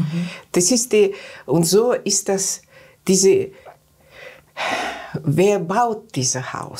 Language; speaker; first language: German; non-native, learner; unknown